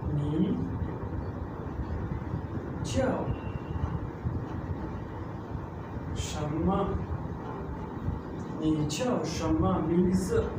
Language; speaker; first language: Chinese; non-native, learner; Urdu